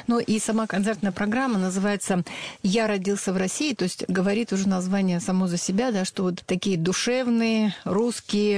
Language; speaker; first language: Russian; native; Russian